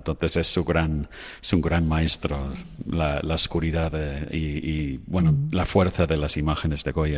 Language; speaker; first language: Spanish; non-native, fluent; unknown